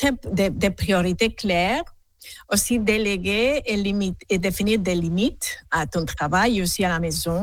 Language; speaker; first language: French; non-native, learner; Spanish